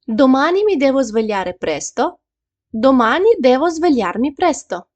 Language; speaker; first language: Italian; non-native, fluent; Ukrainian